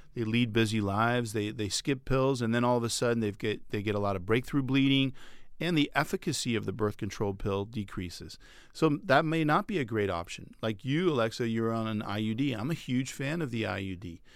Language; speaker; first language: English; early bilingual, other home language; French